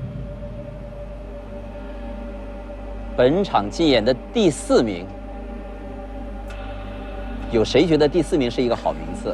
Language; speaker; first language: Chinese; native; Chinese